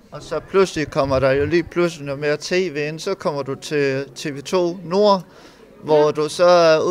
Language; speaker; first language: Danish; native; Danish